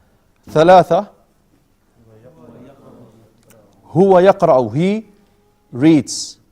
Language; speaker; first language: Arabic; non-native, fluent; English